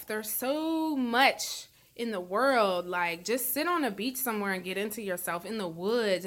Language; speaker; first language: English; native; English